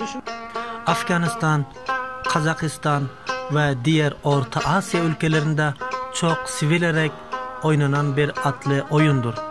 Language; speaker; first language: Turkish; native; Turkish